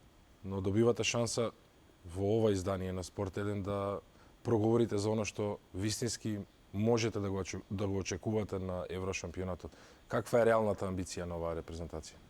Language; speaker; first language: Macedonian; native; Macedonian